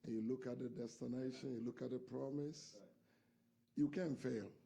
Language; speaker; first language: English; non-native, fluent; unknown